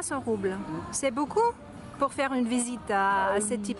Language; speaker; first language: French; non-native, fluent; Russian